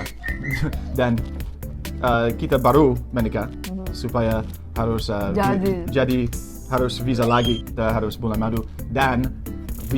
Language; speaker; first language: Indonesian; non-native, learner; English